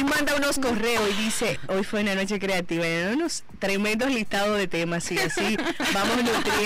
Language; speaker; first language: Spanish; native; Spanish